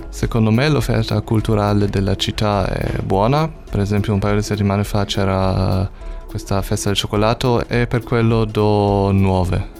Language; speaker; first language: Italian; non-native, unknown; German